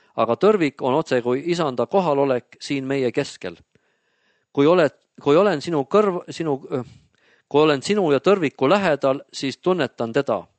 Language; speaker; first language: Estonian; native; Estonian